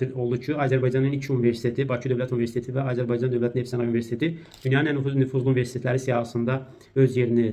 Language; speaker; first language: Azerbaijani; native; Azerbaijani